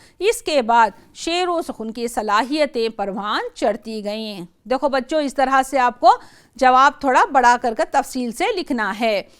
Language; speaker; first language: Urdu; native; Urdu